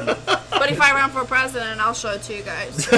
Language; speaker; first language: English; non-native, fluent; Albanian